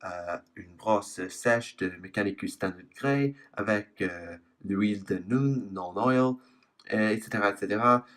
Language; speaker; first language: French; non-native, fluent; English